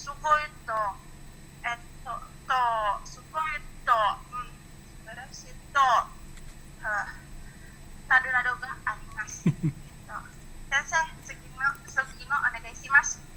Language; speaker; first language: Japanese; non-native, learner; Indonesian